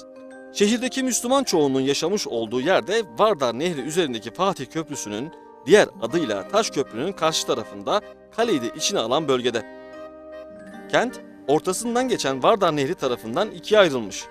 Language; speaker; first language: Turkish; native; Turkish